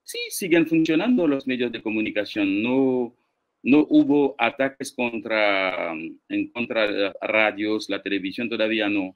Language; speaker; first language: Spanish; non-native, fluent; Haitian Creole